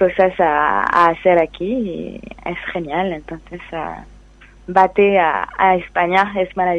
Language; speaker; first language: Spanish; non-native, fluent; French